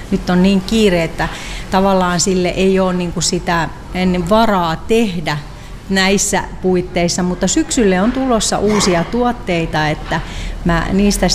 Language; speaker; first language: Finnish; native; Finnish